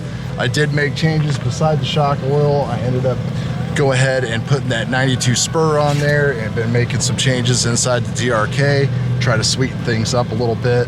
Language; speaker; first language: English; native; English